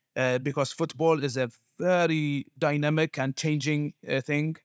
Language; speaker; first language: English; non-native, fluent; Arabic